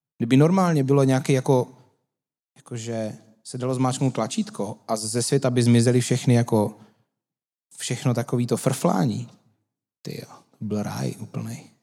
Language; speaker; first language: Czech; native; Czech